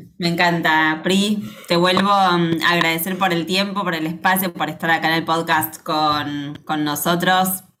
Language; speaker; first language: Spanish; native; Spanish